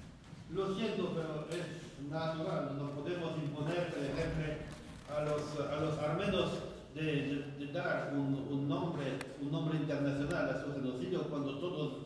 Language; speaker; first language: Spanish; non-native, fluent; French